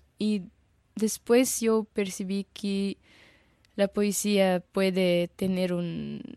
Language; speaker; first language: Spanish; non-native, learner; Arabic